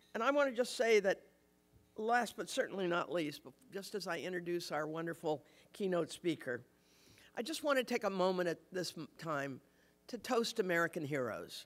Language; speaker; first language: English; native; English